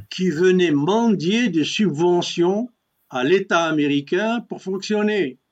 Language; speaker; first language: French; non-native, local second language; Kabyle